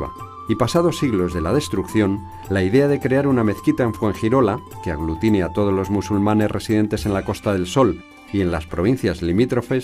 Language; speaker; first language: Spanish; native; Spanish